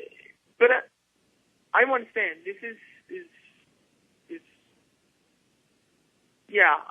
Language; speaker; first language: English; non-native, learner; Portuguese